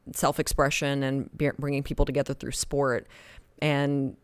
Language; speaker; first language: English; native; English